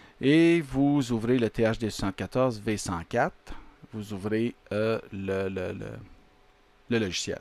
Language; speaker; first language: French; native; French